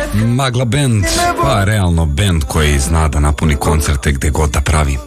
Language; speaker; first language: Serbian; native; Serbian